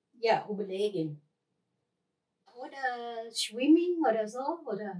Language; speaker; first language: German; non-native, learner; Thai